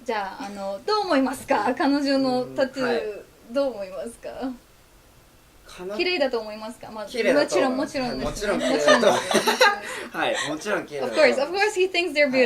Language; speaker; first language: Japanese; non-native, fluent; Polish